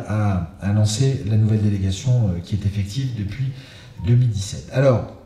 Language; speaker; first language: French; native; French